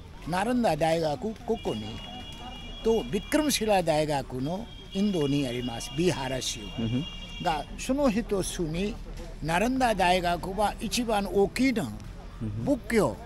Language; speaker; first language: Japanese; non-native, learner; Hindi